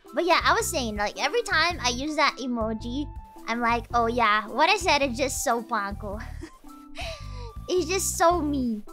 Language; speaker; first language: English; non-native, fluent; Italian